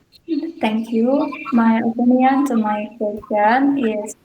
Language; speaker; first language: English; non-native, learner; Indonesian